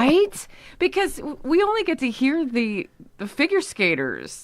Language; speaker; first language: English; native; English